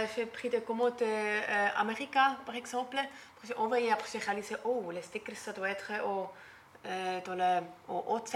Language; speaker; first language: French; non-native, learner; German